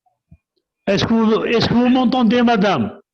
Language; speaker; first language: French; non-native, local second language; Kabyle